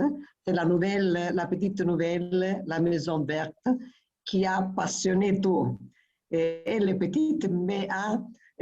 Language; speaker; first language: French; non-native, fluent; Italian